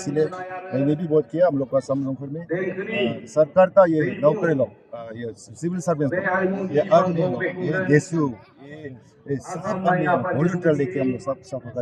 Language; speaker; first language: Hindi; non-native, learner; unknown